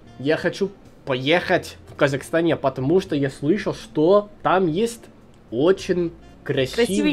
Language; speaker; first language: Russian; non-native, learner; English